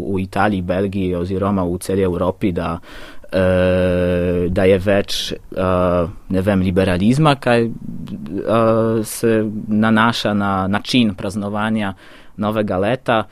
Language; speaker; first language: Slovenian; non-native, fluent; Polish